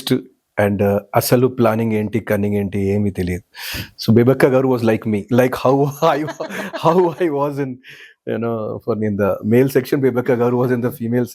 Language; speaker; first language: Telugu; non-native, fluent; Hindi